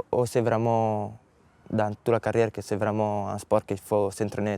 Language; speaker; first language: French; non-native, learner; Italian